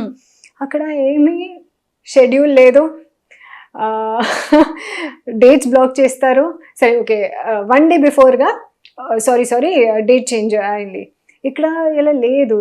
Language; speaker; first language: Telugu; non-native, learner; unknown